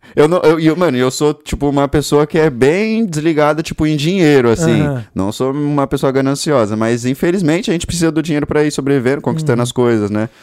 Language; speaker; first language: Portuguese; native; Portuguese